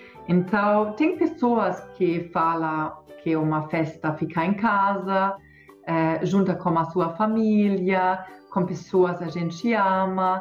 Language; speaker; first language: Portuguese; non-native, fluent; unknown